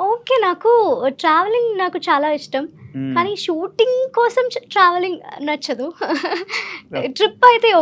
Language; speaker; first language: Telugu; non-native, learner; Malayalam